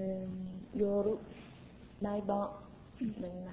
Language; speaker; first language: Japanese; non-native, learner; Chinese